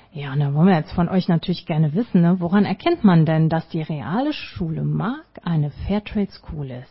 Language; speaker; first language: German; native; German